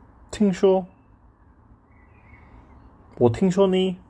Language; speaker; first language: Chinese; non-native, learner; English